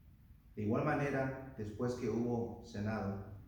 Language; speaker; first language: Spanish; native; Spanish